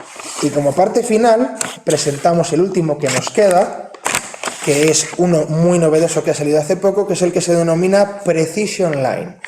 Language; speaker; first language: Spanish; native; Spanish